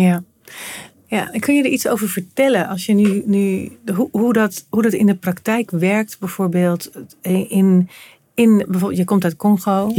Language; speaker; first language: Dutch; native; Dutch